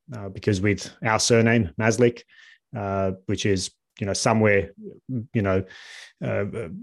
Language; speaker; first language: English; early bilingual, other home language; Bosnian